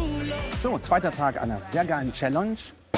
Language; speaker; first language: German; native; German